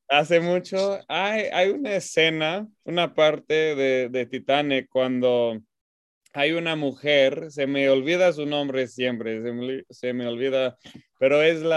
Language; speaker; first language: Spanish; non-native, fluent; English